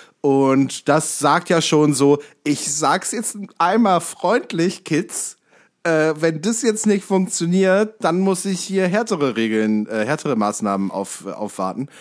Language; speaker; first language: German; native; German